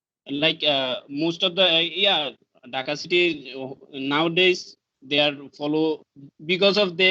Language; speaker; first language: English; non-native, learner; Bangla